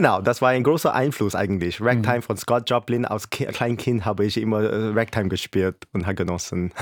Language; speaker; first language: German; non-native, fluent; English